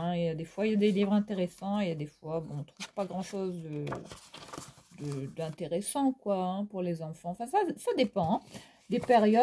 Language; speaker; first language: French; native; French